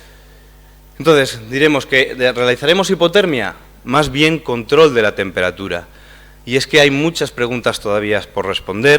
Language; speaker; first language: Spanish; native; Spanish